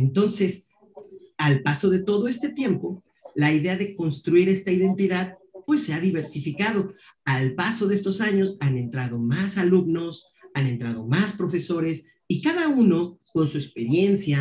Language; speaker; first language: Spanish; native; Spanish